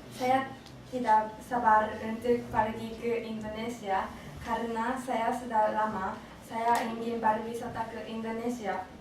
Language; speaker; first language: Indonesian; non-native, learner; Japanese